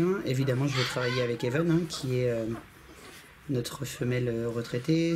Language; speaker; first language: French; native; French